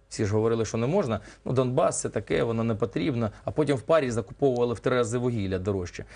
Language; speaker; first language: Ukrainian; non-native, local second language; Russian